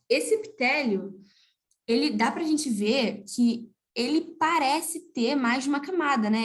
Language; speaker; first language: Portuguese; native; Portuguese